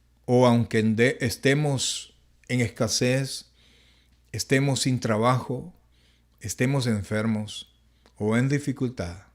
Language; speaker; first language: Spanish; native; Spanish